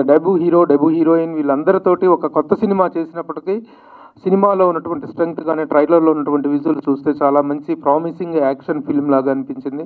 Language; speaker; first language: Telugu; native; Telugu